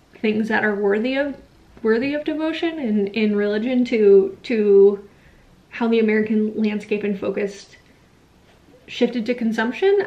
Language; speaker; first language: English; native; English